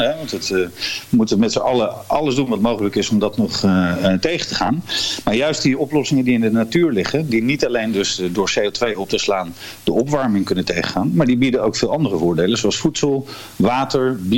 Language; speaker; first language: Dutch; native; Dutch